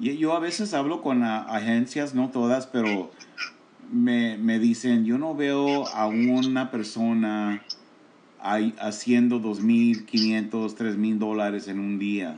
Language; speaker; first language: Spanish; early bilingual, heritage; Spanish